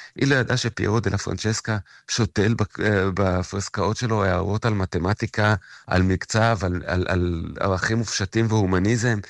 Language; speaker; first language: Hebrew; native; Hebrew